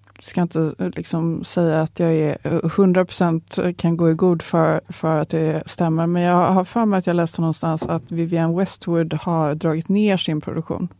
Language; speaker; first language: Swedish; native; Swedish